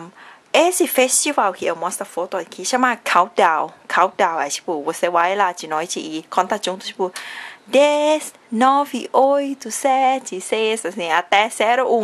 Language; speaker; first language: Portuguese; non-native, learner; Thai